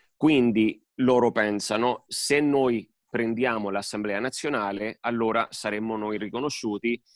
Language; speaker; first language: Italian; early bilingual, heritage; Spanish